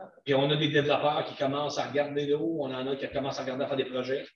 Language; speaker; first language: French; native; French